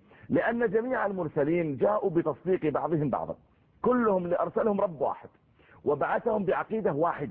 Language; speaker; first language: Arabic; native; Arabic